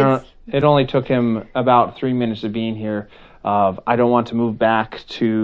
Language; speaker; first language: English; native; English